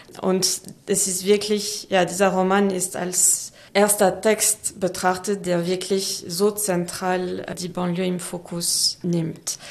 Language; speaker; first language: German; non-native, fluent; French